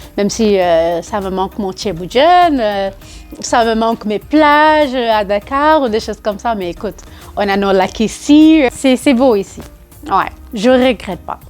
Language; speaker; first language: French; non-native, local second language; Wolof